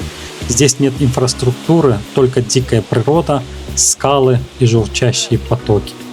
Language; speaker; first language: Russian; native; Russian